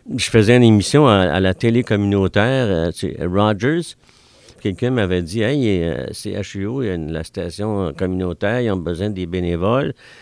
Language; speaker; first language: French; native; French